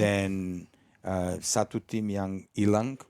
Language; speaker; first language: Indonesian; non-native, fluent; Serbian